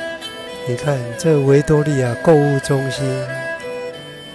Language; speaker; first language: Chinese; native; Chinese